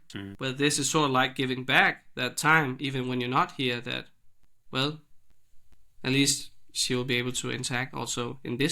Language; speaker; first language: English; non-native, fluent; Danish